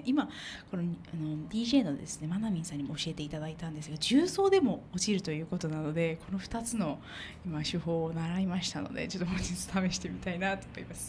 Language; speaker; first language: Japanese; native; Japanese